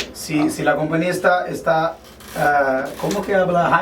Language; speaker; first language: Spanish; non-native, fluent; Portuguese